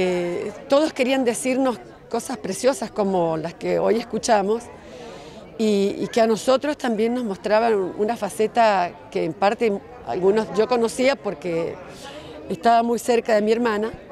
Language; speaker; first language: Spanish; native; Spanish